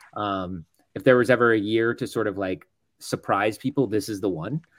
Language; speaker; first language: English; native; English